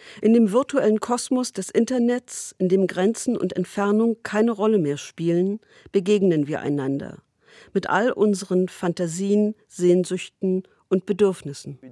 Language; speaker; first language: German; native; German